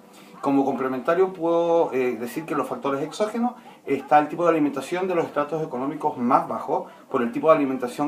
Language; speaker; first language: Spanish; native; Spanish